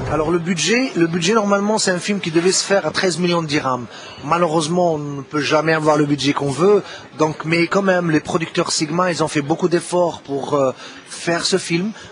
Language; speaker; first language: French; non-native, local second language; Arabic